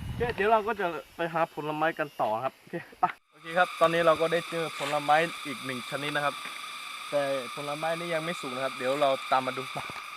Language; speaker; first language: Thai; non-native, local second language; Akha